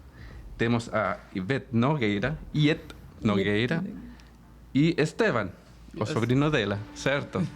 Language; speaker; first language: Portuguese; non-native, fluent; Spanish